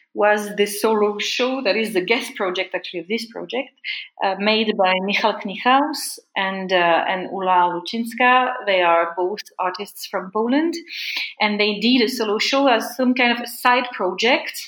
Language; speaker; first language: English; non-native, fluent; French